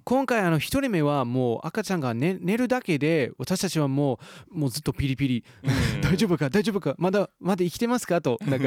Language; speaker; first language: Japanese; non-native, fluent; English